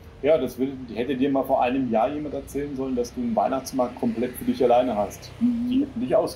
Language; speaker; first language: German; native; German